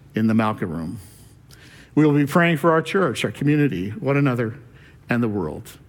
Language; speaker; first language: English; native; English